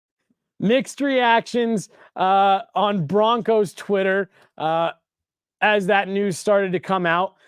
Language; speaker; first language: English; native; English